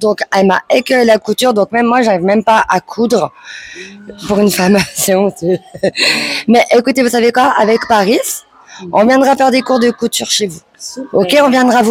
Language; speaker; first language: French; native; French